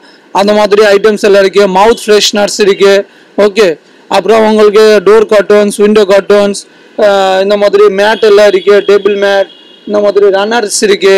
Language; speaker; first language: Tamil; non-native, fluent; Bangla